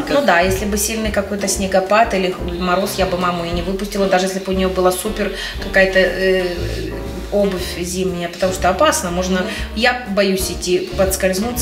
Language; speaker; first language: Russian; native; Russian